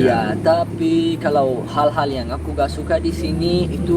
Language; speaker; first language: Indonesian; non-native, learner; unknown